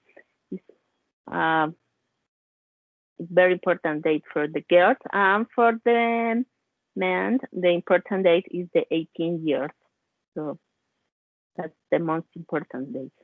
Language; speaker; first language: English; non-native, learner; Spanish